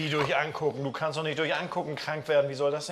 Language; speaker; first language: German; native; German